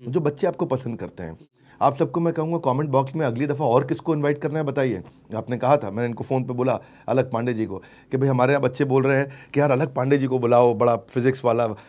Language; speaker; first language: Hindi; native; Hindi